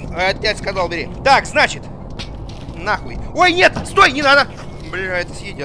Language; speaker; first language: Russian; native; Russian